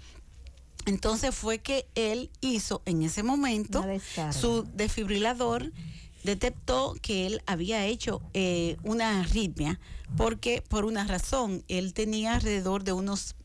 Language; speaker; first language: Spanish; native; Spanish